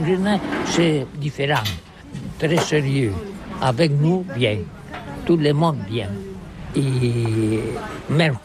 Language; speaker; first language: French; non-native, learner; Catalan